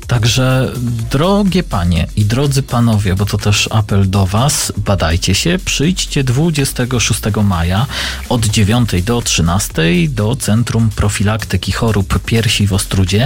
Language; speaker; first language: Polish; native; Polish